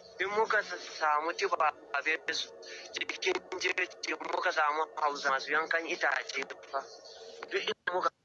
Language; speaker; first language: Hausa; non-native, local second language; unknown